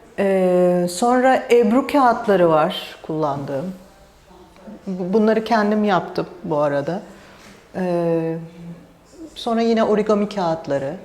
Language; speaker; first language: Turkish; early bilingual, heritage; Turkish